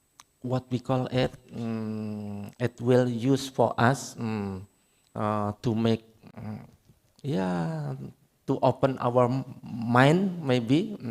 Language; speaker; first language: English; non-native, learner; Indonesian